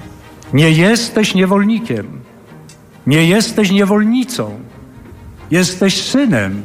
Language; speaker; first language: Polish; native; Polish